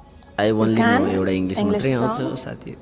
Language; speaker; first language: English; non-native, local second language; Nepali